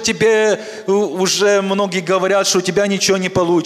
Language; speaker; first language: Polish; non-native, learner; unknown